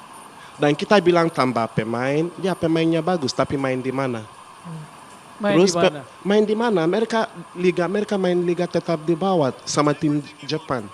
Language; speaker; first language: Indonesian; non-native, fluent; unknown